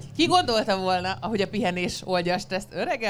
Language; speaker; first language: Hungarian; native; Hungarian